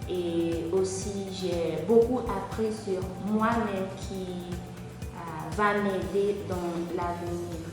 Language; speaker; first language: French; non-native, fluent; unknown